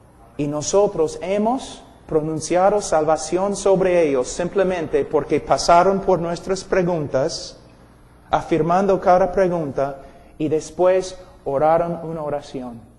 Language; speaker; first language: Spanish; non-native, fluent; English